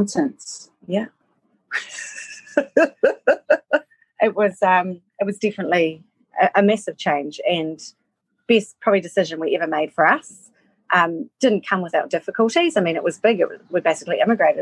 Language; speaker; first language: English; native; English